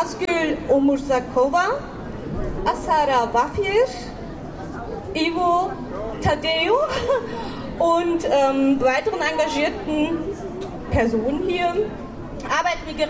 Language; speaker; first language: German; early bilingual, other home language; Turkish